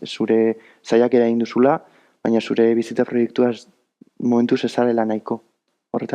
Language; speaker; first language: Basque; native; Basque